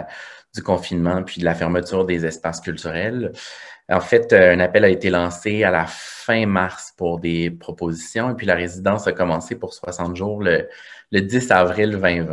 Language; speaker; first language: French; native; French